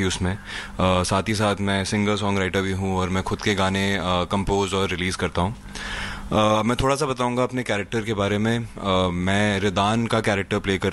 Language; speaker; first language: Hindi; native; Hindi